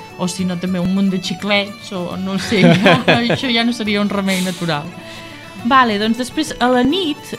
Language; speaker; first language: Catalan; native; Catalan